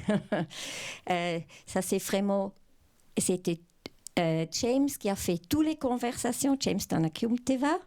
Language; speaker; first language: French; non-native, local second language; German